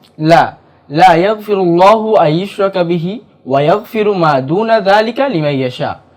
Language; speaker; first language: Arabic; non-native, learner; Bangla